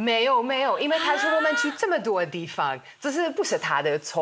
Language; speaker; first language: Chinese; non-native, fluent; Hungarian